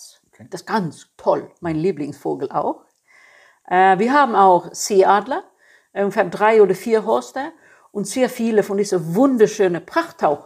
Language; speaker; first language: German; non-native, fluent; Swedish